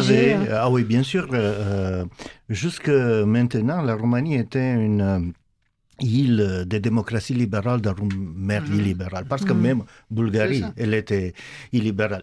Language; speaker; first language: French; non-native, fluent; Romanian